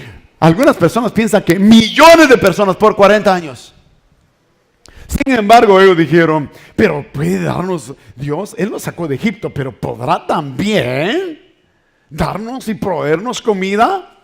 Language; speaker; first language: Spanish; native; Spanish